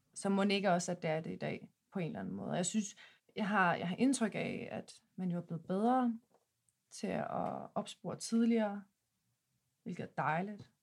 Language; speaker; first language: Danish; native; Danish